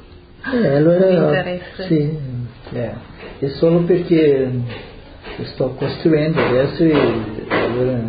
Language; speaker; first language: Italian; early bilingual, heritage; Portuguese